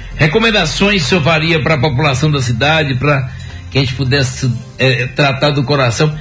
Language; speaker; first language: Portuguese; native; Portuguese